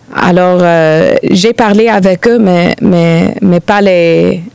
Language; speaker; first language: French; non-native, fluent; English